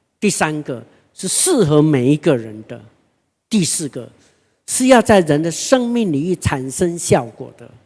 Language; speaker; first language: Chinese; non-native, local second language; Hakka Chinese